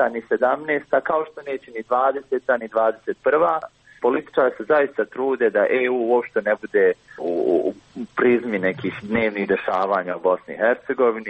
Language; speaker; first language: Croatian; native; Croatian